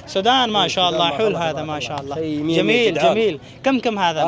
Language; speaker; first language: Arabic; non-native, learner; Urdu